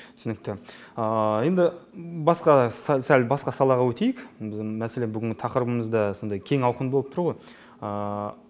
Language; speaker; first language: Kazakh; native; Kazakh